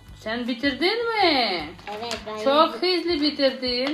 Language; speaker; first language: Turkish; non-native, learner; Russian